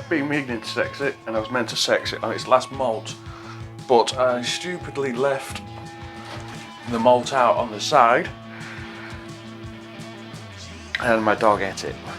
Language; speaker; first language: English; native; English